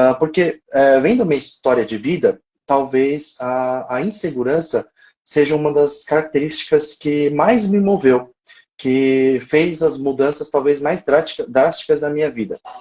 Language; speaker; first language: Portuguese; early bilingual, other home language; Japanese